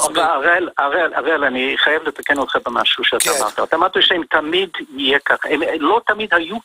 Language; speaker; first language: Hebrew; non-native, fluent; English